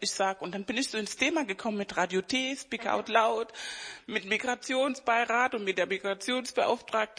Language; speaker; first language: German; non-native, fluent; Spanish